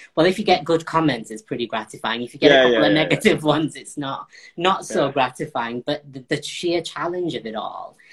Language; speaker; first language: English; native; English